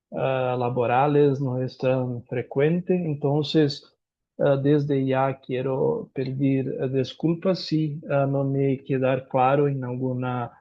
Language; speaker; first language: Spanish; non-native, learner; Portuguese